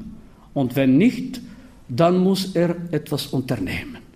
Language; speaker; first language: German; non-native, fluent; Bulgarian